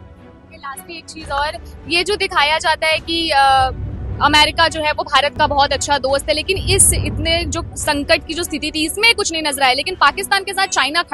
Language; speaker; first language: Hindi; native; Hindi